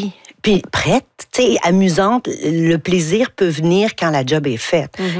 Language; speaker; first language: French; native; French